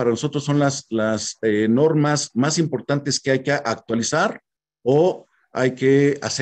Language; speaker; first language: Spanish; native; Spanish